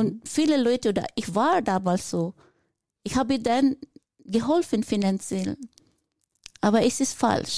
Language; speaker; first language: German; non-native, fluent; Filipino